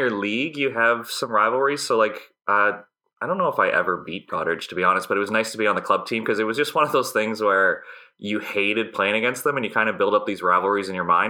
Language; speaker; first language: English; native; English